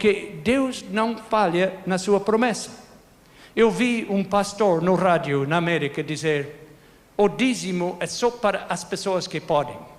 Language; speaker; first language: Portuguese; non-native, fluent; English